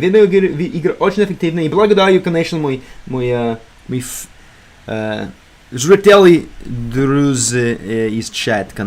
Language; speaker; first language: Russian; non-native, learner; English